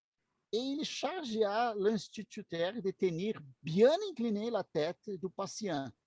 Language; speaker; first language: French; non-native, learner; Portuguese